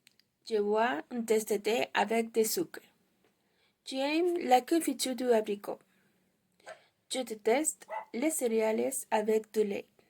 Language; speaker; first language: French; non-native, learner; Spanish